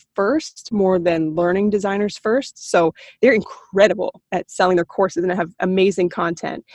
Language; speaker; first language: English; native; English